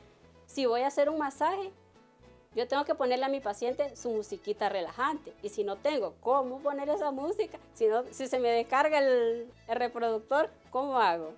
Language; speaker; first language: Spanish; native; Spanish